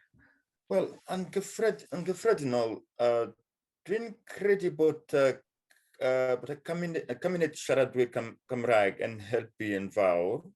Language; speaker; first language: Welsh; non-native, fluent; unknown